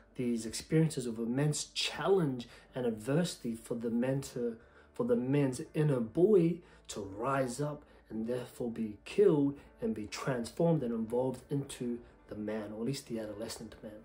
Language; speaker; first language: English; native; English